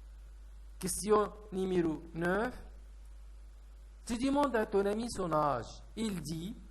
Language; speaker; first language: French; non-native, fluent; Arabic